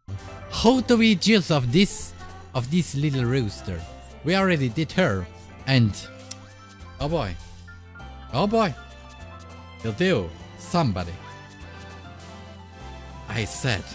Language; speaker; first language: English; non-native, learner; German